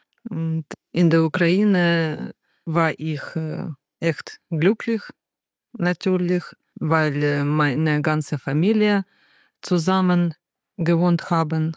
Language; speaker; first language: German; non-native, learner; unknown